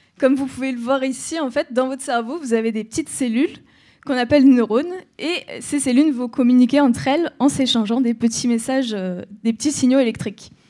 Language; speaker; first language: French; native; French